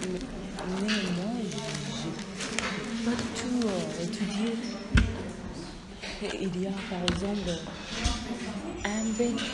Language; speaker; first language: French; non-native, learner; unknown